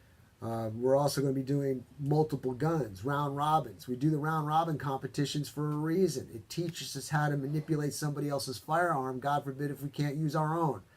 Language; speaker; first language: English; native; English